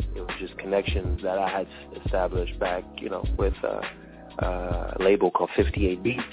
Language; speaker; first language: English; early bilingual, other home language; French